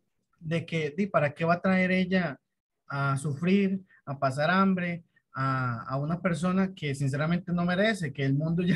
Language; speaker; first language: Spanish; native; Spanish